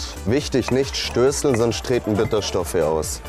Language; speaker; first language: German; native; German